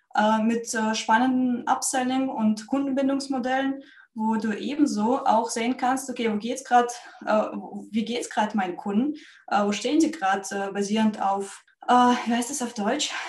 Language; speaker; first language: German; non-native, fluent; Russian